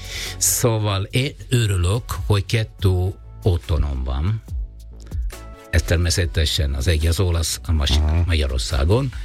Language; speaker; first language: Hungarian; non-native, fluent; Italian